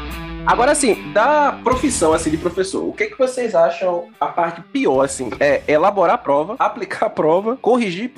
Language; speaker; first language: Portuguese; native; Portuguese